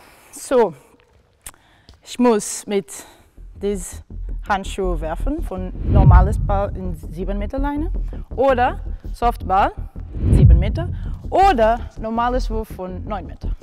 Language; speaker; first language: German; non-native, learner; Portuguese